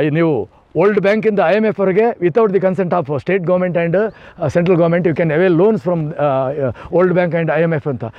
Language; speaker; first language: Kannada; non-native, local second language; Kodava